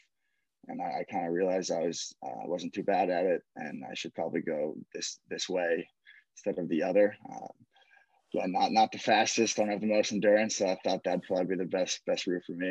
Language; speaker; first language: English; native; English